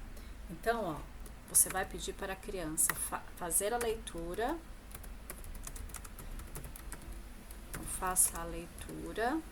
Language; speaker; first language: Portuguese; native; Portuguese